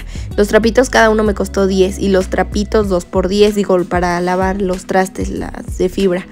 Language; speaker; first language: Spanish; native; Spanish